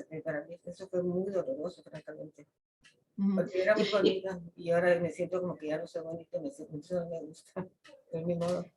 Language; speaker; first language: Spanish; native; Spanish